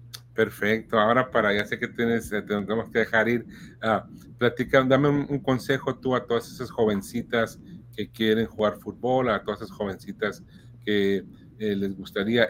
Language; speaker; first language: Spanish; native; Spanish